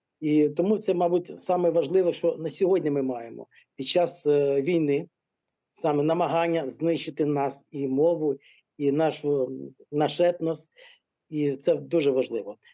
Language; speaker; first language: Ukrainian; non-native, local second language; Russian